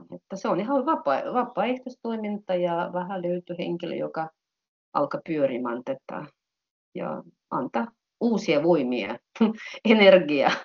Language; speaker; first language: Finnish; non-native, fluent; Russian